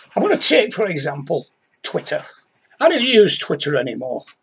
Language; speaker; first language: English; native; English